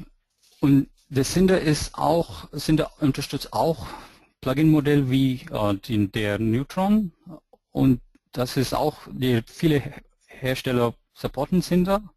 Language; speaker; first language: German; non-native, fluent; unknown